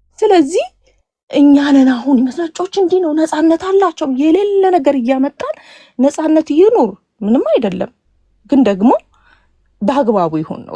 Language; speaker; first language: Amharic; native; Amharic